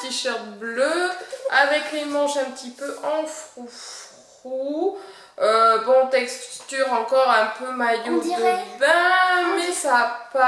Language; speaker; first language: French; native; French